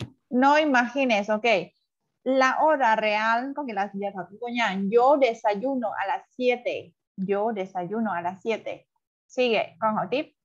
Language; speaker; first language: Spanish; non-native, fluent; Vietnamese